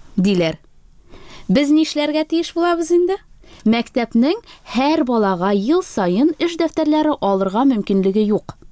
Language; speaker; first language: Tatar; native; Tatar